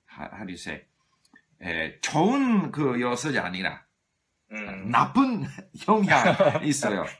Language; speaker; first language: Korean; non-native, learner; English